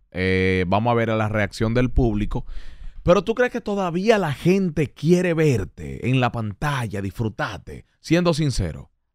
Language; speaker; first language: Spanish; native; Spanish